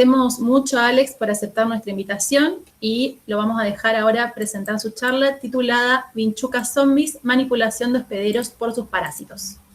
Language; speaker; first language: Spanish; native; Spanish